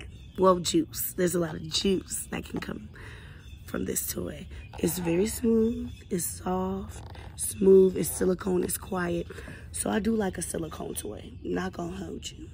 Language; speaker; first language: English; native; English